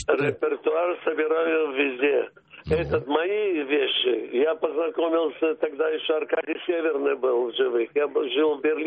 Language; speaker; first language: Russian; early bilingual, heritage; Russian